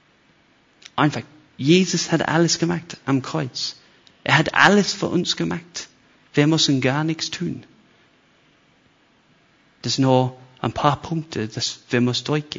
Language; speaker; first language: German; non-native, fluent; English